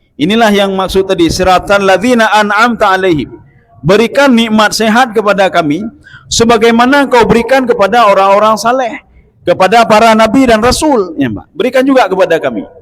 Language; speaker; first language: Malay; non-native, local second language; Achinese